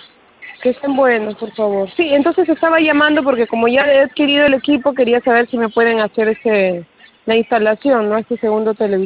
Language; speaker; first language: Spanish; native; Spanish